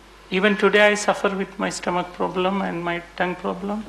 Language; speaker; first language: English; non-native, local second language; Malayalam